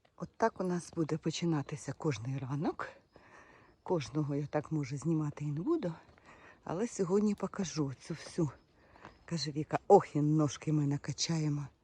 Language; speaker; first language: Ukrainian; native; Ukrainian